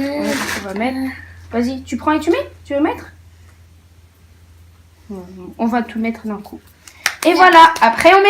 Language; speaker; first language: French; native; French